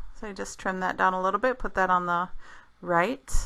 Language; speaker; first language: English; native; English